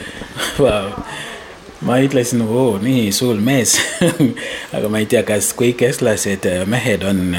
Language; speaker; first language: Estonian; non-native, learner; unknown